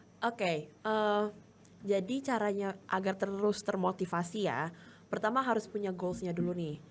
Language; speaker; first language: Indonesian; native; Indonesian